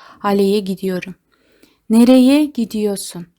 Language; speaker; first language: Turkish; non-native, fluent; Kazakh